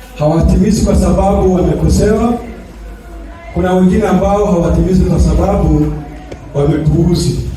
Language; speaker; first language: Swahili; non-native, local second language; Kinyarwanda